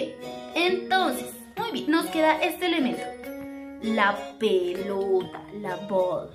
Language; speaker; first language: Spanish; native; Spanish